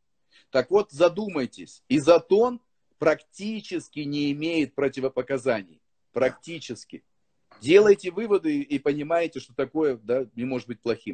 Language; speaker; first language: Russian; native; Russian